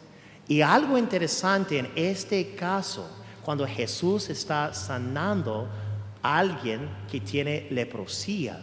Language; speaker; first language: Spanish; non-native, fluent; English